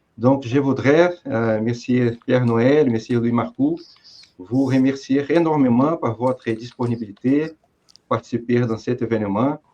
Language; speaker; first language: French; non-native, fluent; Portuguese